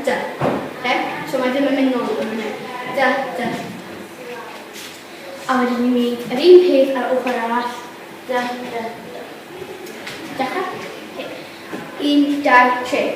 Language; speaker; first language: Welsh; non-native, local second language; English